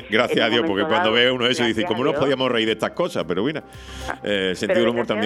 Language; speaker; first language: Spanish; native; Spanish